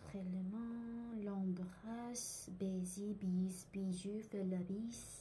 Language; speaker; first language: French; non-native, learner; Korean